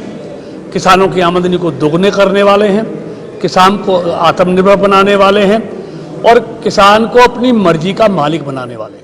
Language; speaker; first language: Hindi; native; Hindi